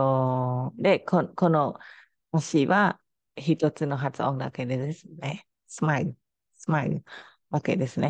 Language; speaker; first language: Japanese; non-native, fluent; Khmer